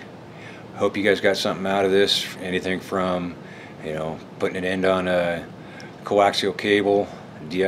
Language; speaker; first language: English; native; English